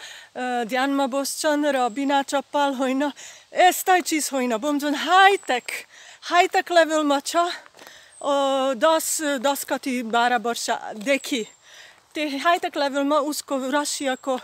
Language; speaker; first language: Nepali; non-native, fluent; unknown